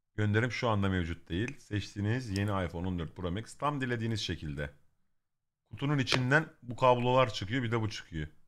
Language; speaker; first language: Turkish; native; Turkish